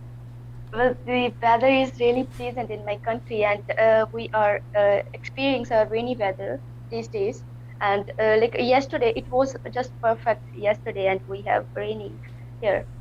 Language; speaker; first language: English; non-native, learner; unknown